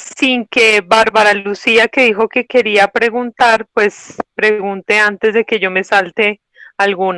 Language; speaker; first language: Spanish; native; Spanish